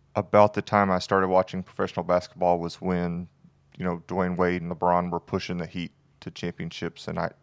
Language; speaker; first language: English; native; English